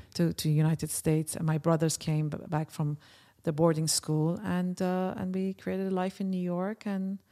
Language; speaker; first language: English; early bilingual, other home language; Persian